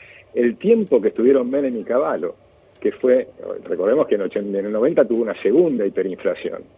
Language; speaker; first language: Spanish; native; Spanish